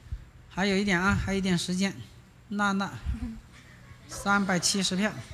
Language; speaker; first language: Chinese; native; Chinese